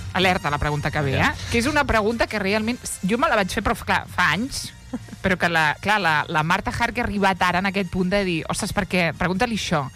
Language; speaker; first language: Catalan; native; Catalan